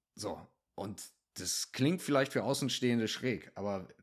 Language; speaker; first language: German; native; German